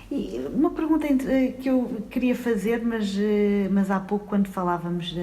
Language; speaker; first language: Portuguese; native; Portuguese